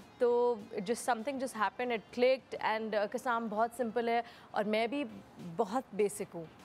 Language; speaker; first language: Hindi; native; Hindi